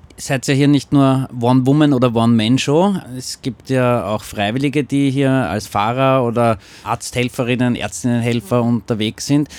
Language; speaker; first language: German; native; German